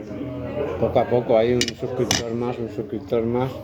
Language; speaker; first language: Spanish; non-native, learner; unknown